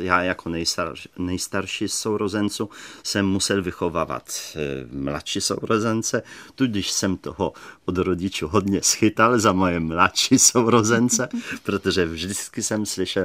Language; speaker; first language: Czech; native; Czech